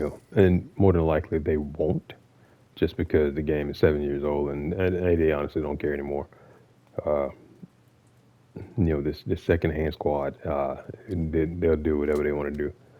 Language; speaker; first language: English; native; English